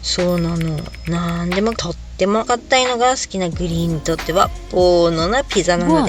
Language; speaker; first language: Japanese; native; Japanese